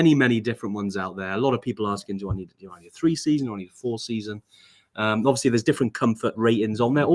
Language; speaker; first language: English; native; English